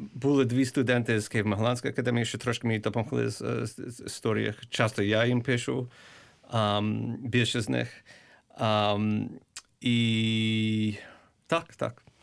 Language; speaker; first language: Ukrainian; early bilingual, heritage; English